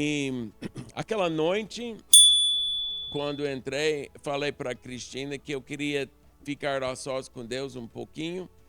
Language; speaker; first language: Portuguese; non-native, local second language; English